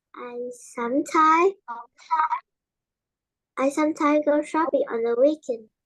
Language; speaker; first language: English; non-native, learner; Vietnamese